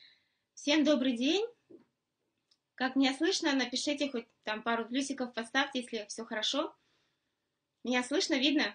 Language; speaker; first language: Russian; native; Russian